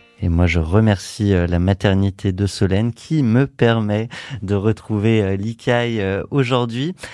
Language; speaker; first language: French; native; French